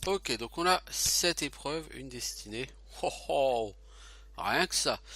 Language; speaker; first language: French; native; French